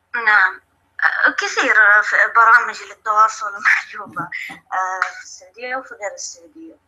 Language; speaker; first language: Arabic; native; Arabic